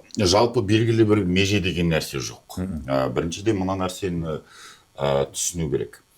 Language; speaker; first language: Kazakh; native; Kazakh